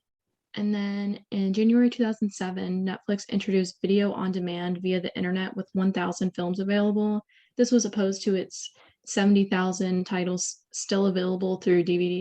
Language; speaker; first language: English; native; English